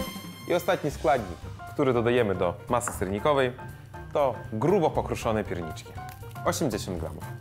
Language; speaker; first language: Polish; native; Polish